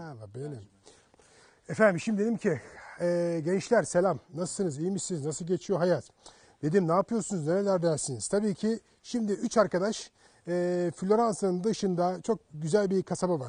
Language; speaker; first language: Turkish; native; Turkish